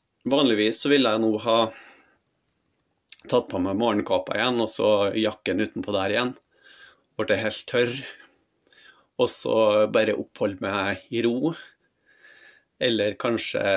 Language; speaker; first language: Norwegian; native; Norwegian